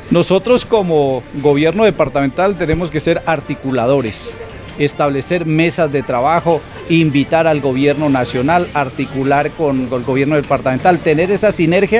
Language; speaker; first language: Spanish; native; Spanish